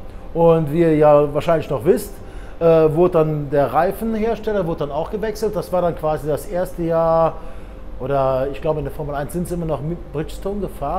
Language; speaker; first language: German; native; German